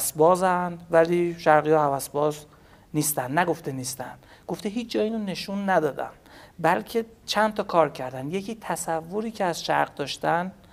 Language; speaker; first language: Persian; native; Persian